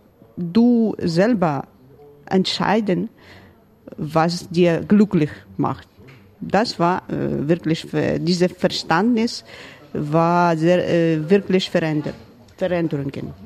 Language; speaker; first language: German; non-native, learner; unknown